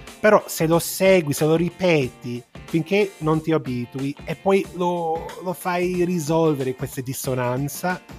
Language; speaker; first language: Italian; early bilingual, heritage; English